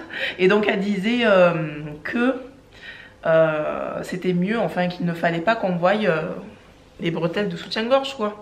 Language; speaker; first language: French; native; French